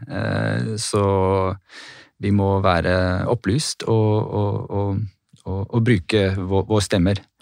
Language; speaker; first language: Norwegian; non-native, fluent; English